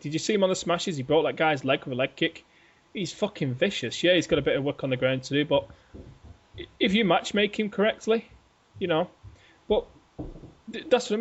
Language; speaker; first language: English; native; English